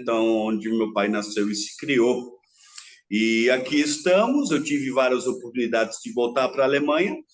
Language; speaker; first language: Portuguese; early bilingual, other home language; German